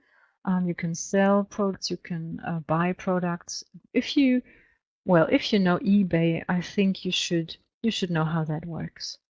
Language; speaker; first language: English; non-native, fluent; German